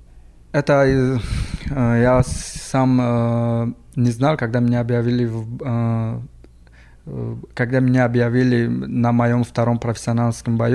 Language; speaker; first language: Russian; non-native, fluent; Tajik